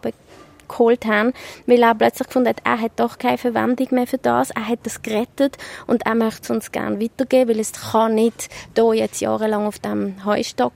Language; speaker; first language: German; native; German